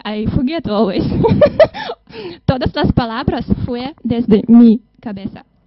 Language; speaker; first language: Spanish; non-native, learner; Russian